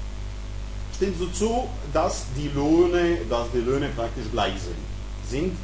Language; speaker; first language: German; non-native, fluent; Serbian